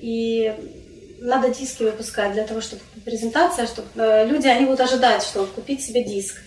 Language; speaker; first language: Russian; non-native, local second language; Crimean Tatar